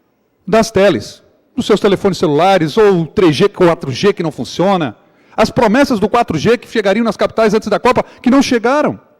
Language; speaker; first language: Portuguese; native; Portuguese